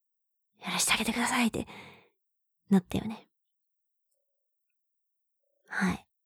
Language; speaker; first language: Japanese; native; Japanese